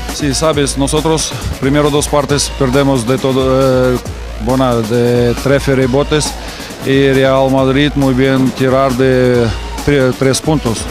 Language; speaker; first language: Spanish; non-native, learner; Russian